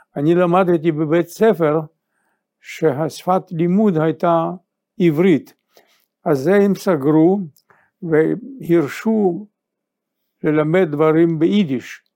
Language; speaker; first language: Hebrew; non-native, fluent; Yiddish